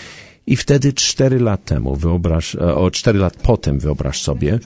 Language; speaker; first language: Polish; early bilingual, heritage; Polish